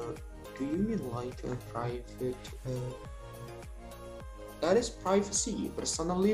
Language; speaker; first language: English; non-native, learner; Indonesian